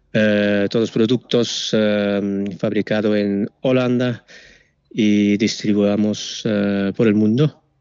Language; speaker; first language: Spanish; non-native, fluent; Dutch